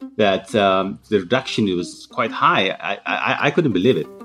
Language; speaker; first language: English; non-native, fluent; Tigrinya